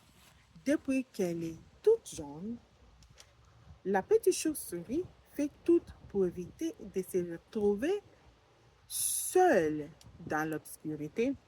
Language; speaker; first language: French; non-native, learner; English